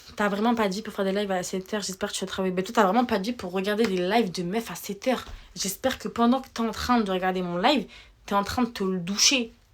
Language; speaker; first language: French; early bilingual, other home language; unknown